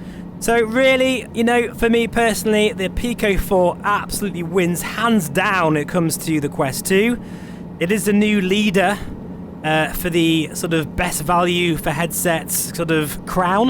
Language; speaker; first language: English; native; English